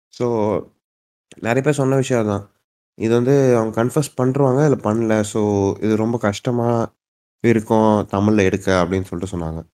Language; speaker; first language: Tamil; native; Tamil